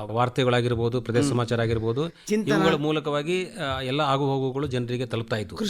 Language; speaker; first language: Kannada; native; Kannada